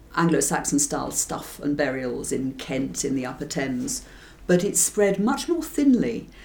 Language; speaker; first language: English; native; English